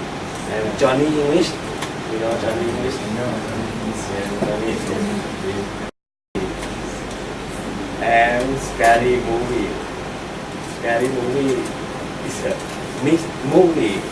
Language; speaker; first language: English; non-native, learner; Thai